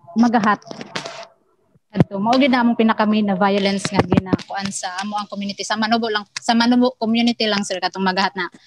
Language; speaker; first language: Cebuano; non-native, local second language; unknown